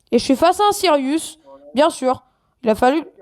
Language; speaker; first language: French; native; French